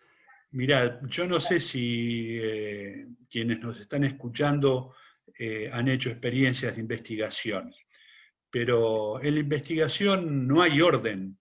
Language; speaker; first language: Spanish; native; Spanish